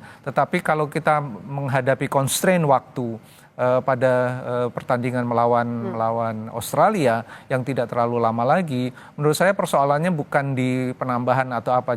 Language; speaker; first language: Indonesian; native; Indonesian